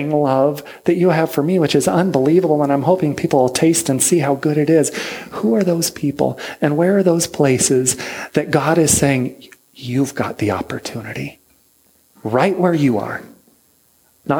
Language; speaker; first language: English; native; English